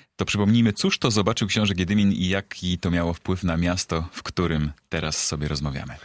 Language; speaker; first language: Polish; native; Polish